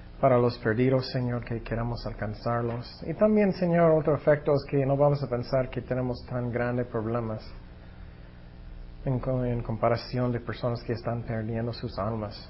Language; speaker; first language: Spanish; non-native, fluent; English